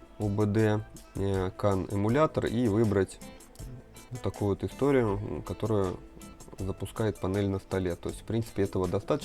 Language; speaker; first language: Russian; native; Russian